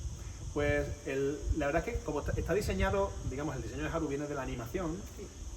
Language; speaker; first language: Spanish; native; Spanish